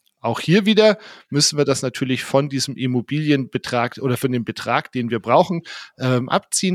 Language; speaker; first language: German; native; German